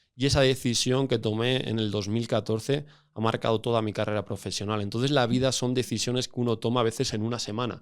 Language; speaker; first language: Spanish; native; Spanish